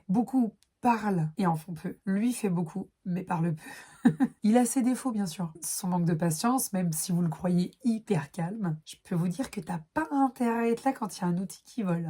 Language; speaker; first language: French; native; French